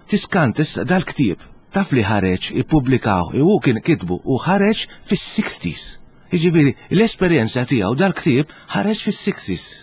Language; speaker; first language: Maltese; early bilingual, heritage; Italian